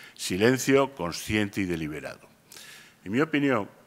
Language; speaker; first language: Spanish; native; Spanish